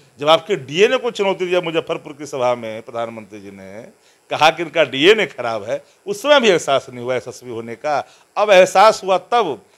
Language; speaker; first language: Hindi; native; Hindi